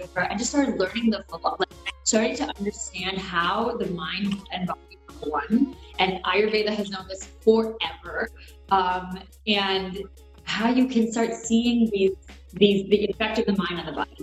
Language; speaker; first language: English; native; English